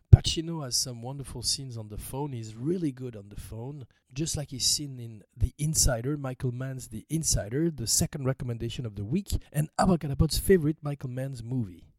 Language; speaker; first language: English; non-native, fluent; French